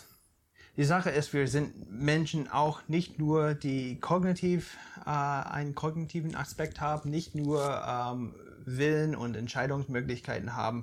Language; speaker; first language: German; non-native, fluent; English